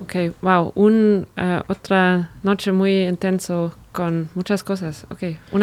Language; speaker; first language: Spanish; non-native, fluent; German